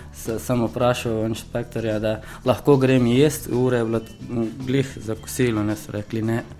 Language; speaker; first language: Slovenian; non-native, learner; Persian